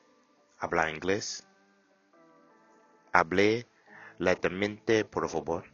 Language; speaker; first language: Spanish; non-native, learner; English